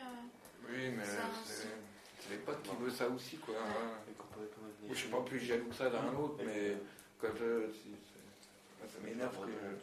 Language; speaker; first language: French; native; French